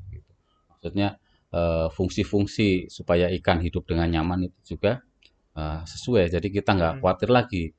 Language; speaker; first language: Indonesian; non-native, local second language; Javanese